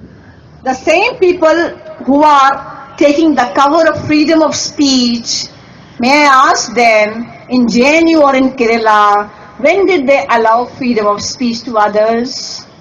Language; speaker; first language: English; non-native, local second language; Hindi